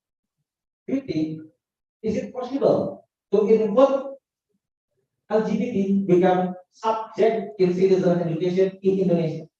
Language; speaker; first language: English; non-native, learner; Indonesian